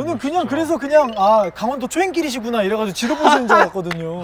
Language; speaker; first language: Korean; native; Korean